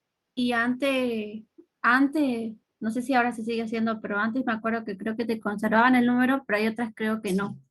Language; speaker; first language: Spanish; native; Spanish